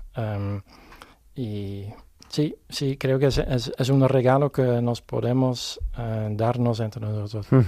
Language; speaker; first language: Spanish; non-native, fluent; Dutch